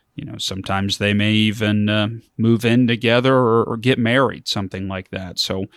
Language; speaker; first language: English; early bilingual, other home language; German